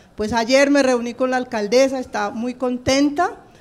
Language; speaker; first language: Spanish; native; Spanish